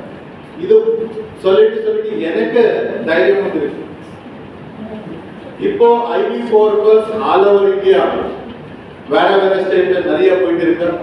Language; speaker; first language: Tamil; non-native, learner; Kannada